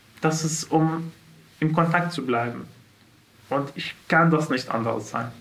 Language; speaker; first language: German; non-native, fluent; Arabic